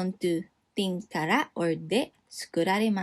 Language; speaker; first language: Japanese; non-native, fluent; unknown